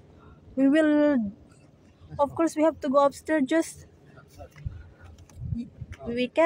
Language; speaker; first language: English; non-native, learner; Filipino